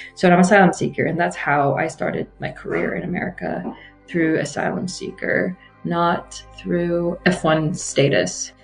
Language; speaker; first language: English; non-native, fluent; Arabic